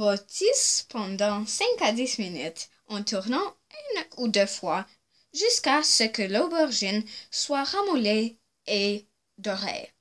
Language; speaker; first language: French; non-native, local second language; English